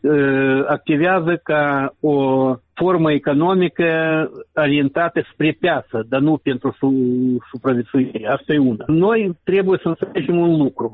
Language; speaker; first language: Romanian; non-native, local second language; Russian